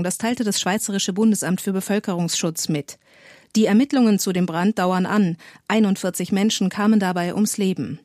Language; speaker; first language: German; native; German